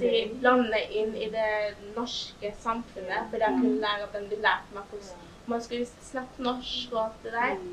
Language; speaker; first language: Norwegian; early bilingual, other home language; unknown